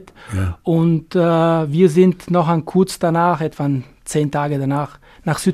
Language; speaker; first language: German; non-native, fluent; Albanian